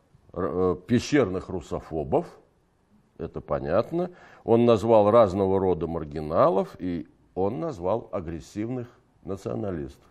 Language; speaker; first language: Russian; native; Russian